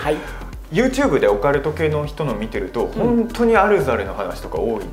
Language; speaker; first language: Japanese; native; Japanese